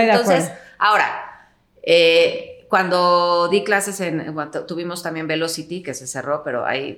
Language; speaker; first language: Spanish; native; Spanish